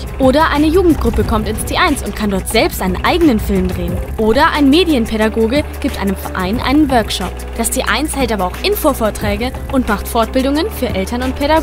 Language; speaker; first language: German; native; German